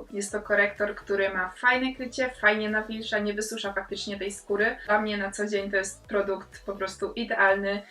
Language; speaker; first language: Polish; native; Polish